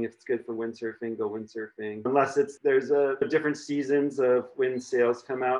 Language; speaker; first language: English; native; English